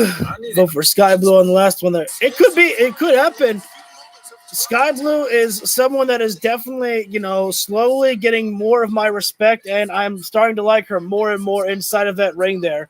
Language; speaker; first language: English; native; English